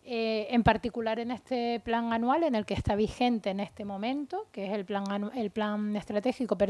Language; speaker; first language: Spanish; native; Spanish